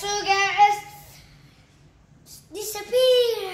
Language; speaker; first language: English; non-native, learner; Vietnamese